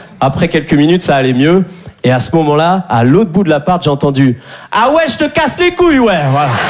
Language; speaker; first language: French; native; French